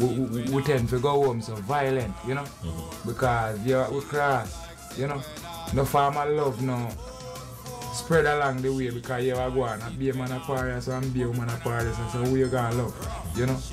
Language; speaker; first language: English; non-native, local second language; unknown